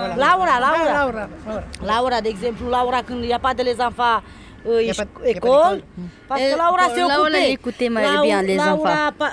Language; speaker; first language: French; non-native, learner; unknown